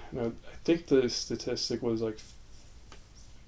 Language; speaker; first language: English; native; English